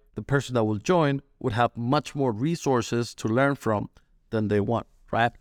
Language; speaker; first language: English; non-native, fluent; Spanish